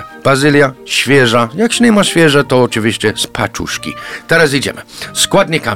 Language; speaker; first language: Polish; non-native, fluent; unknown